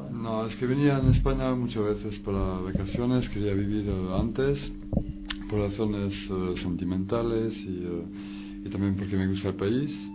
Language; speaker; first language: Spanish; non-native, fluent; French